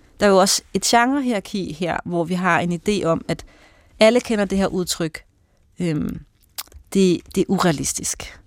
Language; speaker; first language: Danish; native; Danish